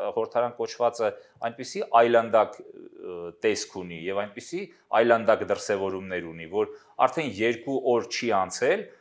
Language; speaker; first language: Armenian; native; Armenian